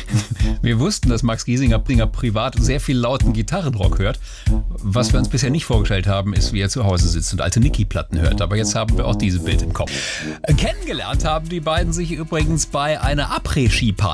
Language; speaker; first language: German; native; German